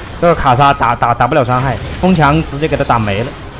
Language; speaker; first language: Chinese; native; Chinese